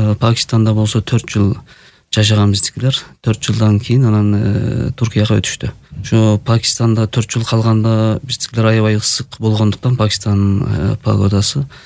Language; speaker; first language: Kyrgyz; early bilingual, heritage; Kyrgyz